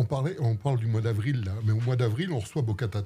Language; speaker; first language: French; native; French